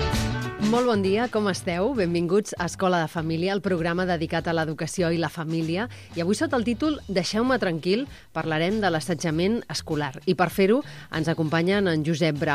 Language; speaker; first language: Catalan; native; Catalan